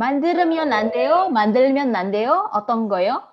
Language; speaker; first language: Korean; non-native, fluent; Indonesian